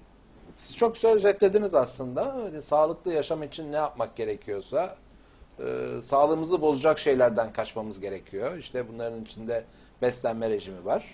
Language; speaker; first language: Turkish; native; Turkish